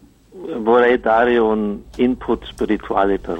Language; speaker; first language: Italian; non-native, fluent; German